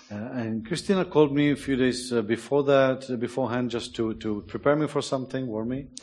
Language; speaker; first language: English; non-native, fluent; Czech